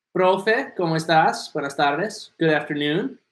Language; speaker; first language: Spanish; non-native, fluent; English